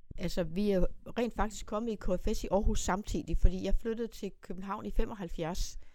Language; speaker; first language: Danish; native; Danish